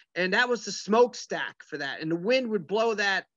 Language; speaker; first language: English; native; English